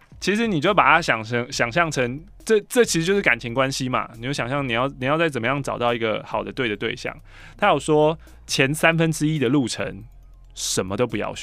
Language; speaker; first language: Chinese; native; Chinese